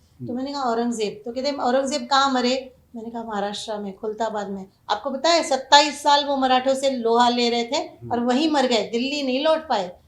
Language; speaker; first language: Hindi; non-native, local second language; Marathi